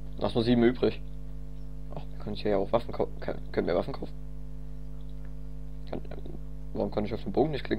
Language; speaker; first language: German; native; German